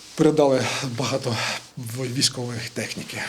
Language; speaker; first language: Ukrainian; non-native, local second language; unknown